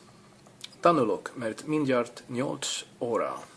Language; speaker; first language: Hungarian; non-native, learner; English